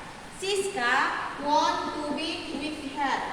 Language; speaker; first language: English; non-native, learner; Indonesian